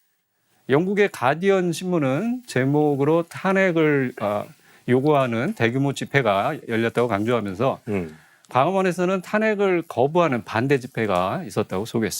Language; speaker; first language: Korean; native; Korean